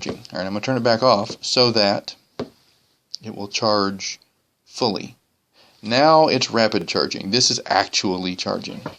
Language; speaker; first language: English; native; English